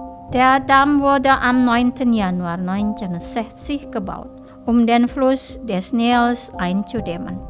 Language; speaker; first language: German; non-native, fluent; Indonesian